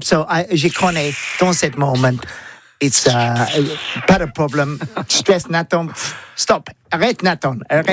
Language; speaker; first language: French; non-native, learner; English